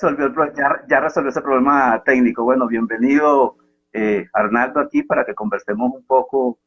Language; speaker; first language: Spanish; native; Spanish